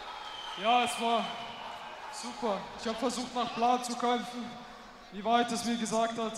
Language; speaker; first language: German; early bilingual, other home language; Arabic